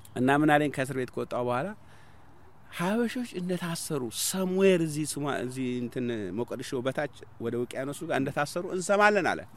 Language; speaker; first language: Amharic; non-native, local second language; Somali